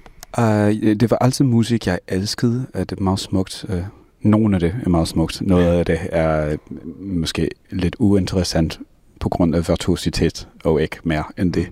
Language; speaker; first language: Danish; non-native, fluent; English